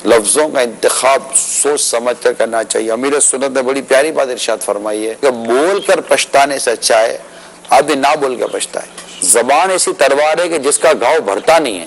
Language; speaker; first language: Urdu; native; Urdu